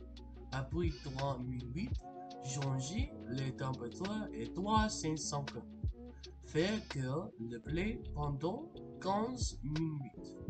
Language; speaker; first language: French; non-native, learner; English